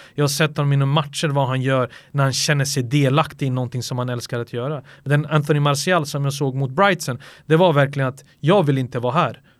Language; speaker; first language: Swedish; early bilingual, other home language; Bosnian